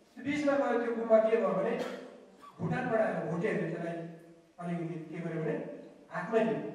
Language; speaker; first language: Nepali; native; Nepali